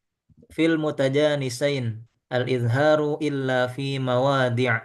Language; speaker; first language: Arabic; non-native, learner; Indonesian